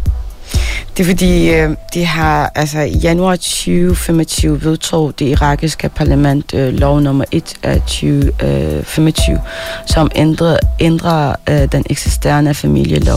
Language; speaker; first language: Danish; non-native, fluent; Arabic